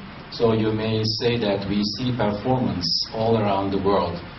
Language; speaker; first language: English; non-native, fluent; Turkish